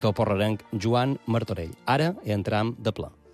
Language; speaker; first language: Catalan; native; Catalan